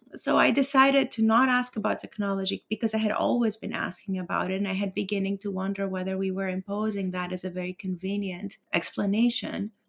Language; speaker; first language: English; non-native, fluent; Greek